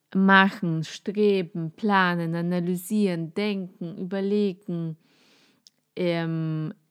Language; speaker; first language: German; non-native, fluent; Polish